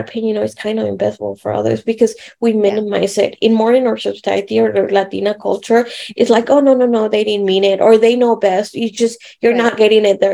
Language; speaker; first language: English; native; English